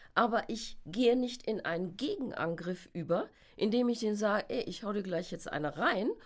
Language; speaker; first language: German; native; German